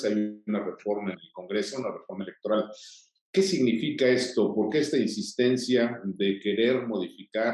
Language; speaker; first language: Spanish; native; Spanish